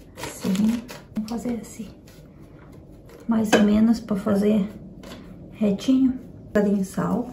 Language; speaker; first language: Portuguese; non-native, learner; Ukrainian